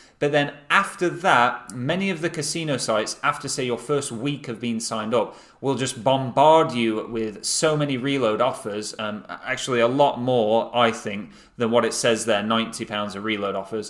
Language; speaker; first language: English; native; English